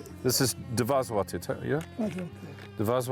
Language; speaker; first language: Polish; non-native, learner; English